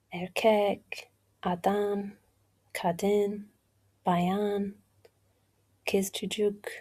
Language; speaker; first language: Turkish; non-native, learner; English